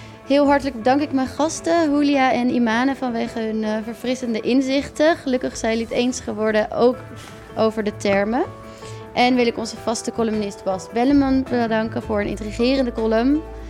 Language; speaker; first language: Dutch; native; Dutch